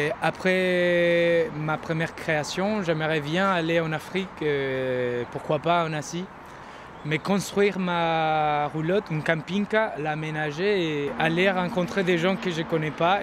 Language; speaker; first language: French; non-native, fluent; Spanish